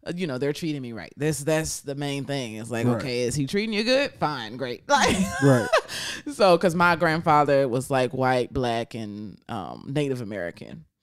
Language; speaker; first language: English; native; English